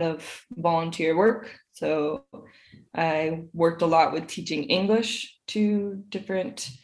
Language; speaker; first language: English; native; English